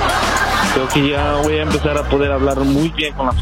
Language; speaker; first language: Spanish; non-native, learner; English